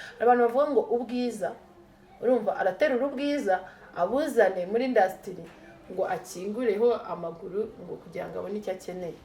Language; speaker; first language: Kinyarwanda; early bilingual, heritage; Kinyarwanda